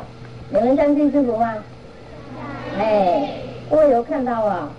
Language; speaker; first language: Chinese; non-native, fluent; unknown